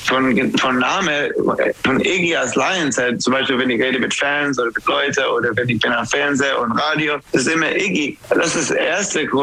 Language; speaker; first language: German; non-native, learner; English